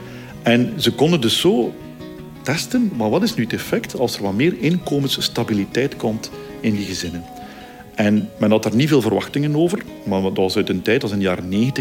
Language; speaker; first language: Dutch; native; Dutch